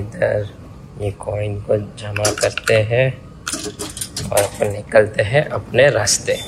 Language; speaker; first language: Hindi; non-native, local second language; Gujarati